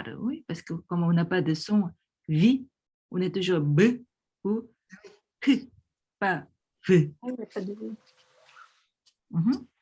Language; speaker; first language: French; non-native, fluent; Korean